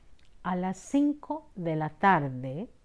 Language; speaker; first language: Spanish; non-native, fluent; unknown